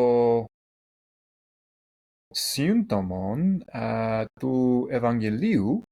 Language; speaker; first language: Greek; non-native, learner; English